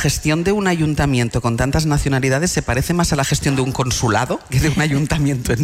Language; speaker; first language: Spanish; native; Spanish